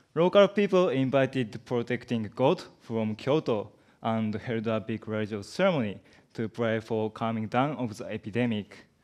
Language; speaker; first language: English; non-native, learner; Japanese